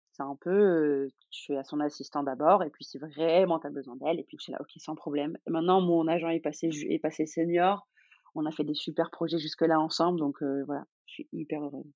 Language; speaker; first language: French; non-native, local second language; Arabic